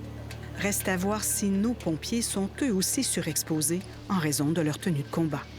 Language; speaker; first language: French; native; French